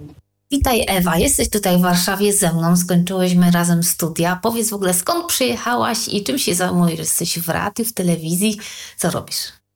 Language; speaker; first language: Polish; native; Polish